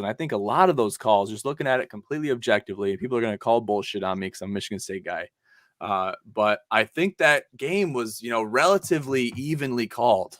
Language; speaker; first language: English; native; English